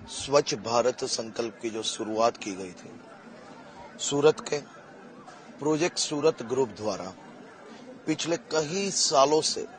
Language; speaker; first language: Hindi; non-native, local second language; Gujarati